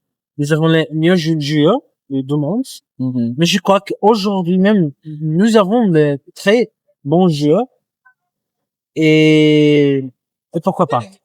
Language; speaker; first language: French; non-native, learner; Portuguese